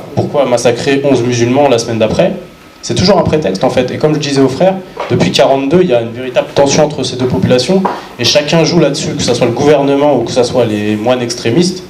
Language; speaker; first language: French; native; French